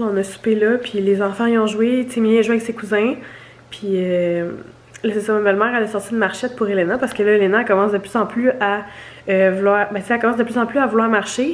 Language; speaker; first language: French; native; French